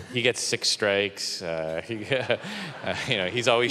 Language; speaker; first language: English; native; English